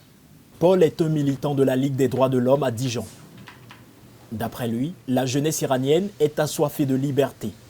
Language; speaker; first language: French; native; French